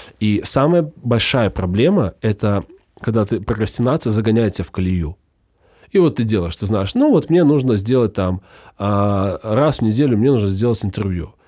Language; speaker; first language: Russian; native; Russian